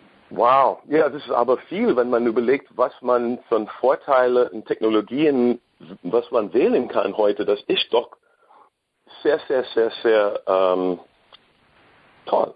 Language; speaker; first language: German; non-native, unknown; English